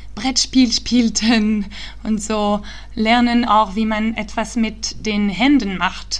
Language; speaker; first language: German; early bilingual, heritage; German